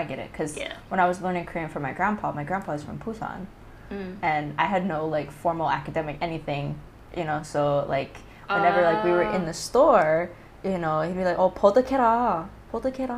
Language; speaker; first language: English; native; English